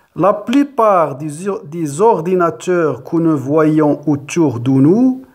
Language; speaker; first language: French; non-native, local second language; Arabic